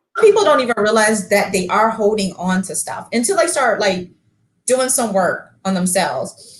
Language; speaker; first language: English; native; English